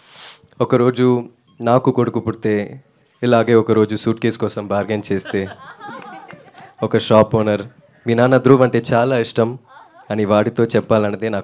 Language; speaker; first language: Telugu; non-native, learner; Tamil